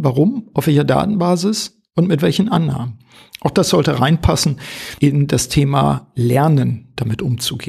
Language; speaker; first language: German; native; German